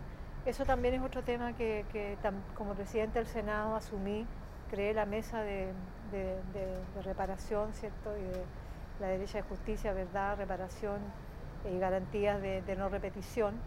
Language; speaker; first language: Spanish; native; Spanish